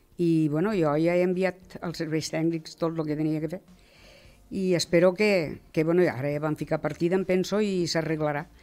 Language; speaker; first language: Catalan; native; Catalan